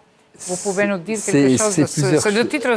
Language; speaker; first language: French; non-native, fluent; Albanian